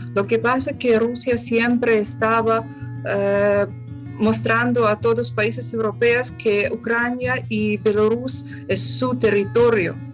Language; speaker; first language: Spanish; non-native, fluent; Ukrainian